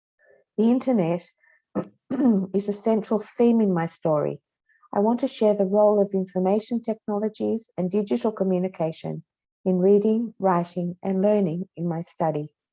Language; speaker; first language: English; non-native, fluent; Hebrew